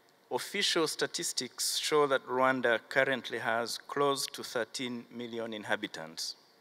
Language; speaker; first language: English; non-native, local second language; Kinyarwanda